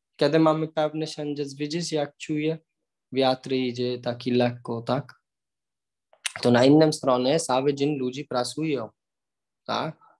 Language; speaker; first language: Polish; non-native, learner; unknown